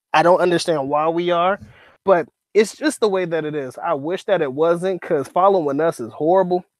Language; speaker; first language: English; native; English